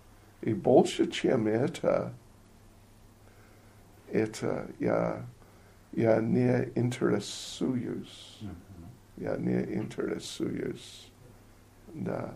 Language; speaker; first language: Russian; non-native, learner; English